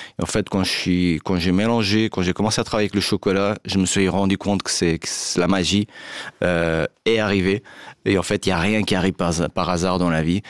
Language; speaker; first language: French; non-native, fluent; Portuguese